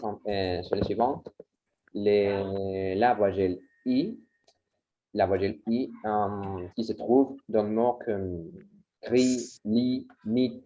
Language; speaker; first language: French; non-native, learner; Spanish